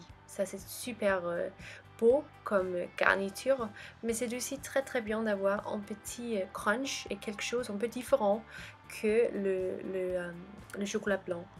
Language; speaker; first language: French; non-native, fluent; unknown